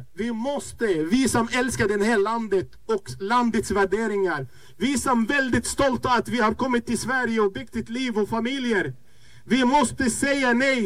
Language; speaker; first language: Swedish; non-native, fluent; Arabic